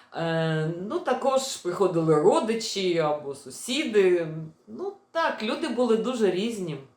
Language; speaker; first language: Ukrainian; non-native, local second language; Russian